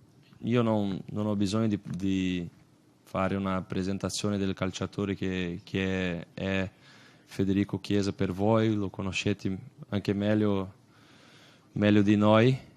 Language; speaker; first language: Italian; non-native, fluent; Portuguese